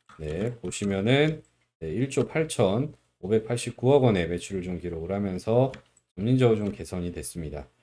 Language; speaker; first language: Korean; native; Korean